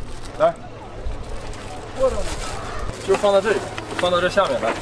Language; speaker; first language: Chinese; native; Chinese